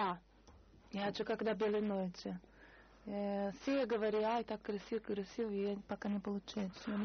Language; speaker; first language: Russian; non-native, learner; Portuguese